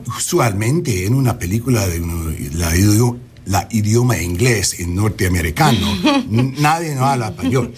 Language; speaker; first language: Spanish; non-native, learner; English